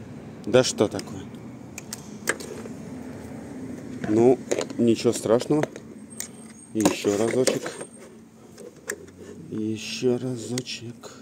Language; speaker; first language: Russian; native; Russian